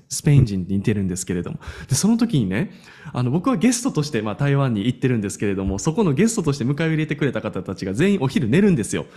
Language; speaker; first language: Japanese; native; Japanese